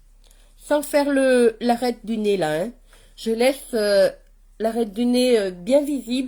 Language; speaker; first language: French; native; French